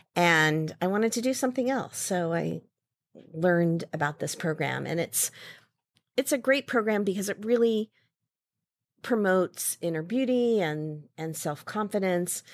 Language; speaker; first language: English; native; English